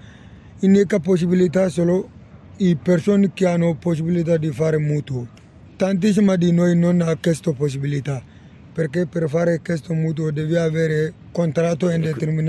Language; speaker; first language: Italian; non-native, learner; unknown